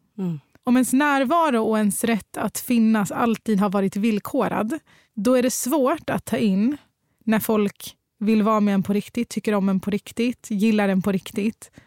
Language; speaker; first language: Swedish; early bilingual, other home language; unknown